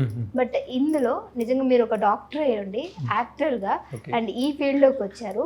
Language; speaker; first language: Telugu; native; Telugu